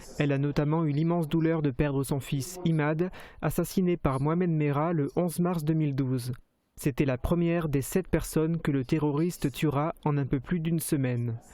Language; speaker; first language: French; native; French